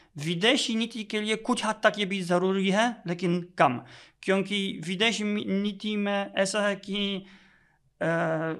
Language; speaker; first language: Hindi; non-native, fluent; Polish